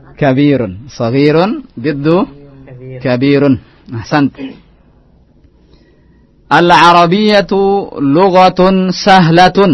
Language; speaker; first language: Arabic; non-native, fluent; Indonesian